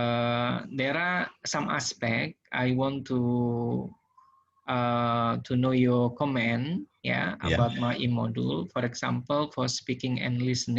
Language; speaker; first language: English; non-native, learner; Indonesian